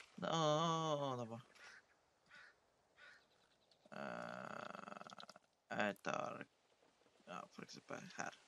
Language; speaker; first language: Norwegian; early bilingual, other home language; Polish